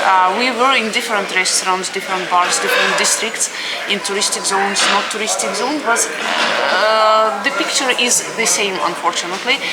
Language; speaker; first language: English; non-native, fluent; Russian